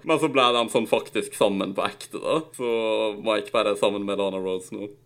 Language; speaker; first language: Norwegian; native; Norwegian